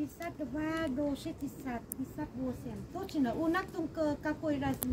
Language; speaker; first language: Russian; non-native, learner; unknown